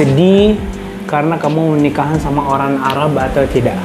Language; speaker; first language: Indonesian; non-native, learner; Arabic